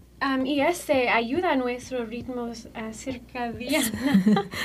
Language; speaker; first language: Spanish; non-native, fluent; English